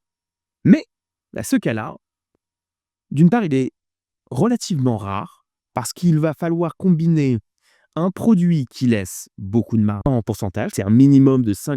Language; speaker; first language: French; native; French